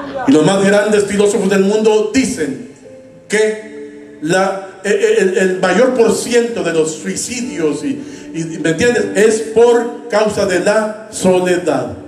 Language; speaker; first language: Spanish; native; Spanish